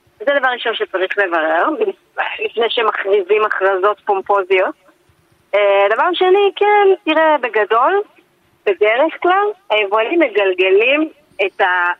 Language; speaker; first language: Hebrew; native; Hebrew